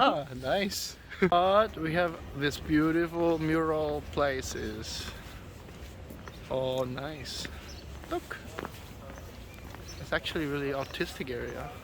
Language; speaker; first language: English; non-native, fluent; Korean